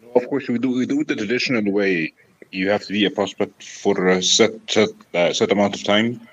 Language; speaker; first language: English; non-native, fluent; Arabic